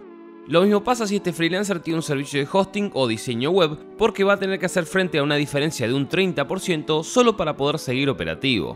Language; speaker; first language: Spanish; native; Spanish